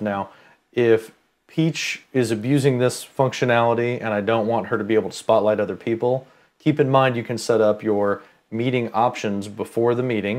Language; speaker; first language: English; native; English